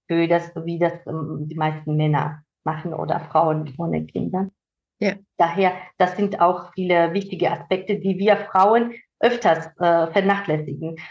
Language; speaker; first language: German; non-native, fluent; Georgian